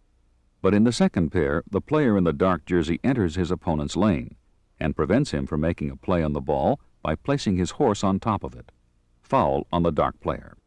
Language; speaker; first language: English; native; English